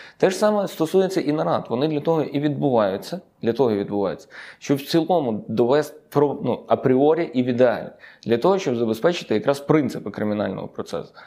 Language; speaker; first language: Ukrainian; native; Ukrainian